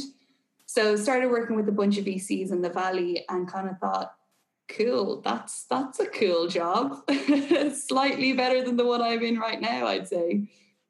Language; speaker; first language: English; native; English